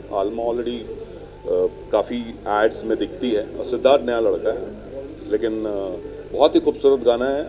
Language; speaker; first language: Hindi; native; Hindi